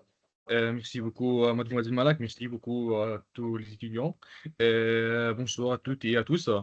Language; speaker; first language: French; non-native, local second language; Arabic